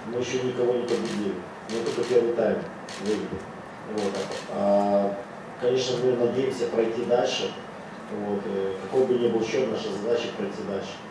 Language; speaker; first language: Russian; native; Russian